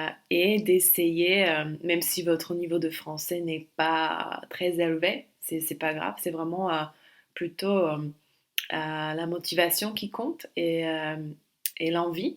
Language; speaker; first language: French; non-native, fluent; Slovak